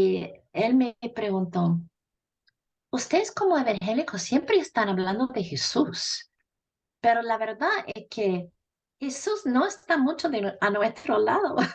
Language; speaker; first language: Spanish; non-native, fluent; English